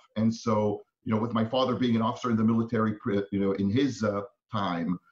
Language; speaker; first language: English; non-native, fluent; Hebrew